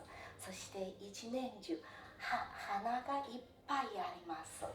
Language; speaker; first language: Japanese; non-native, fluent; Chinese